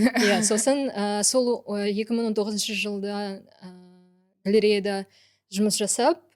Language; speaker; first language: Kazakh; non-native, local second language; Russian